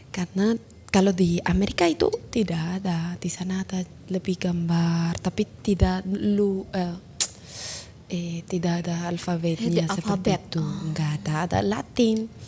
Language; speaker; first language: Indonesian; non-native, learner; Spanish